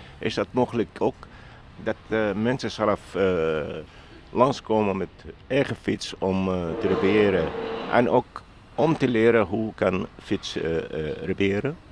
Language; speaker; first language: Dutch; non-native, learner; Arabic